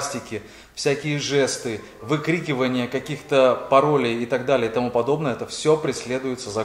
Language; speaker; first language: Russian; native; Russian